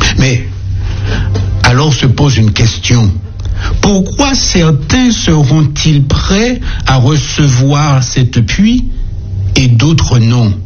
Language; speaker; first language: French; native; French